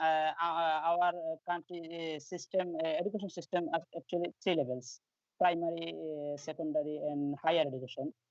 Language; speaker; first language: English; non-native, learner; Bangla